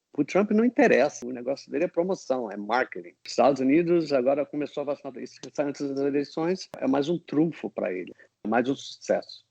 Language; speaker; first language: Portuguese; non-native, fluent; English